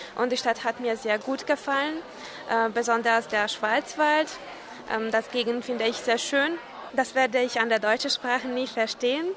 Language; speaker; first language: German; non-native, fluent; Hungarian